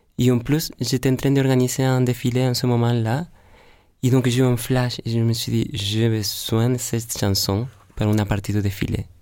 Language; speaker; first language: French; non-native, fluent; Spanish